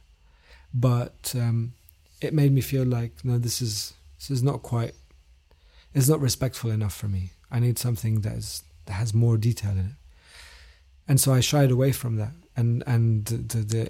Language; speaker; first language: English; native; English